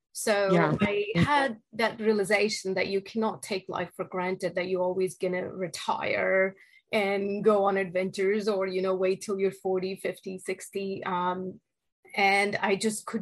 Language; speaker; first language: English; non-native, local second language; Hindi